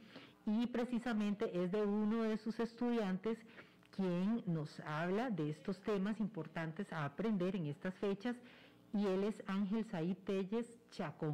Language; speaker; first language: Spanish; native; Spanish